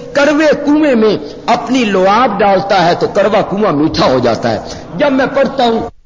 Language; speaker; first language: Urdu; native; Urdu